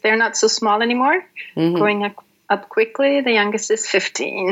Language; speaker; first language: English; non-native, fluent; Norwegian